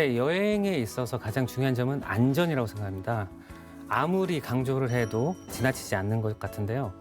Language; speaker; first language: Korean; native; Korean